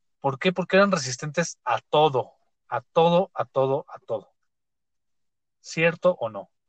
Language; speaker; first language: Spanish; native; Spanish